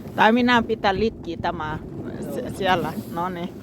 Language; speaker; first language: Finnish; non-native, learner; Thai